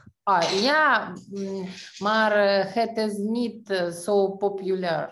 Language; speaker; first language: Dutch; non-native, learner; Russian